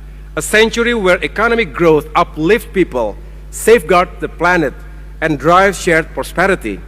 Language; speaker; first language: English; non-native, fluent; Indonesian